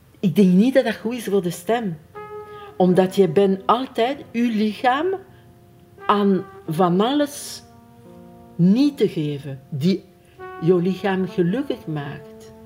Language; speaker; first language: Dutch; non-native, fluent; French